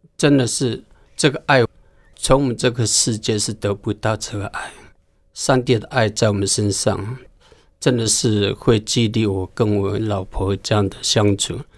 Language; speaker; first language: Chinese; non-native, local second language; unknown